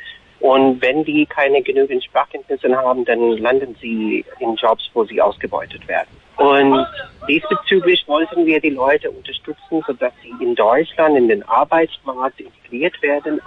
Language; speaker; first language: German; non-native, fluent; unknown